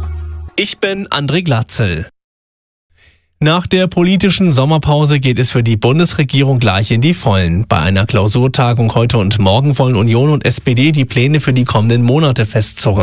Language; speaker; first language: German; native; German